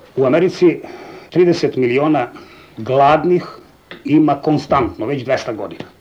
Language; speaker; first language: Serbian; native; Serbian